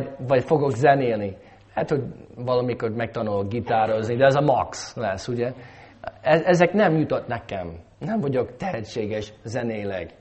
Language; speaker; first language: Hungarian; non-native, fluent; English